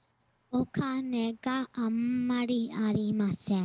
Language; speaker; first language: Japanese; non-native, learner; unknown